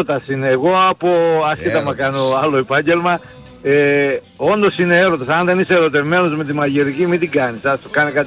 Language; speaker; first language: Greek; native; Greek